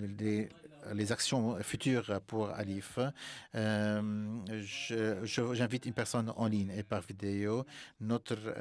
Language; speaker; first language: French; non-native, fluent; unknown